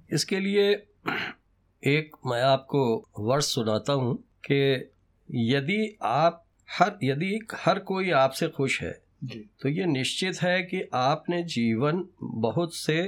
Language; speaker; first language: Hindi; native; Hindi